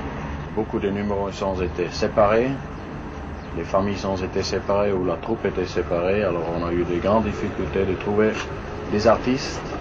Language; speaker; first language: French; non-native, fluent; German